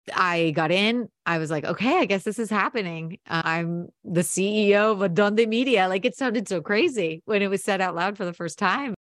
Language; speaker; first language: English; native; English